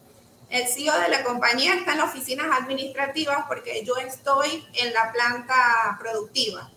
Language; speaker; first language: Spanish; native; Spanish